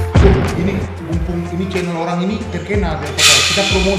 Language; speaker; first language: Indonesian; native; Indonesian